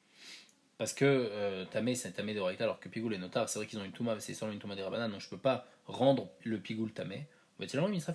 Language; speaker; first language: French; native; French